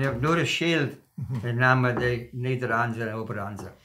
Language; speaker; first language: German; early bilingual, heritage; German